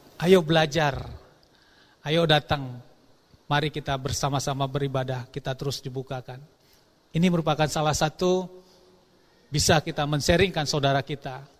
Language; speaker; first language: Indonesian; non-native, local second language; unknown